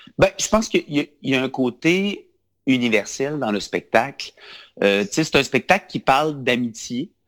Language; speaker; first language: French; native; French